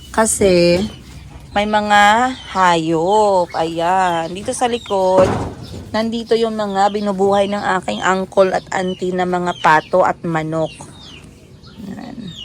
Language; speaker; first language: Filipino; non-native, local second language; Hiligaynon